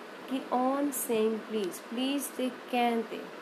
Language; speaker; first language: English; non-native, local second language; Punjabi